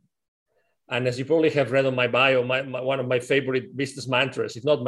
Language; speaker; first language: English; non-native, fluent; Spanish